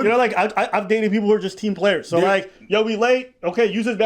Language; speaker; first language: English; native; English